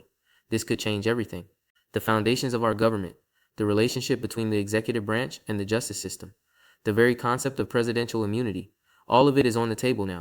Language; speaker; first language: English; native; English